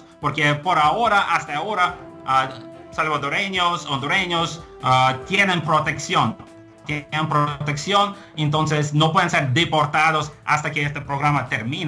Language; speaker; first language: Spanish; non-native, fluent; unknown